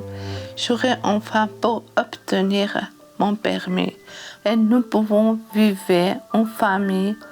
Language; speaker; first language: French; non-native, learner; Georgian